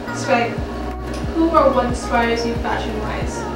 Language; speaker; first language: English; native; English